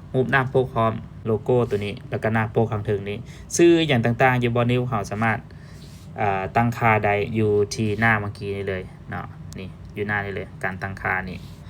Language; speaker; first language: Lao; native; Lao